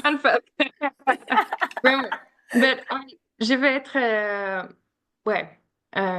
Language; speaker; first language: French; non-native, learner; English